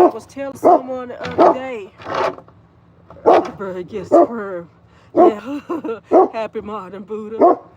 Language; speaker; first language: English; native; English